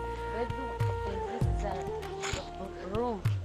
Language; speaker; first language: English; non-native, learner; Swahili